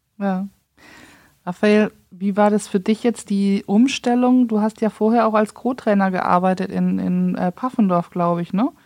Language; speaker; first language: German; native; German